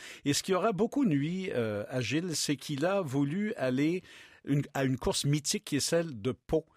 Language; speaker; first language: French; native; French